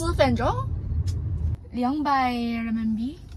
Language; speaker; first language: Chinese; non-native, learner; Filipino